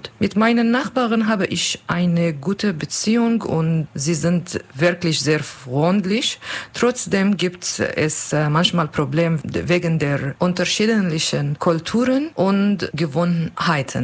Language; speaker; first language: German; non-native, learner; Kurdish